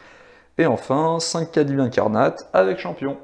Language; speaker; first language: French; native; French